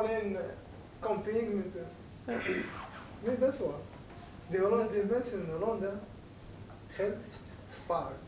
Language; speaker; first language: Dutch; non-native, learner; Arabic